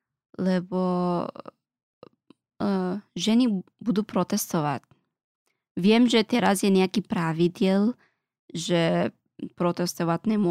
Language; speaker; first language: Slovak; non-native, learner; Pashto